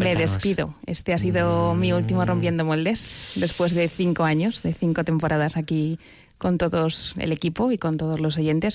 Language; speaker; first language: Spanish; native; Spanish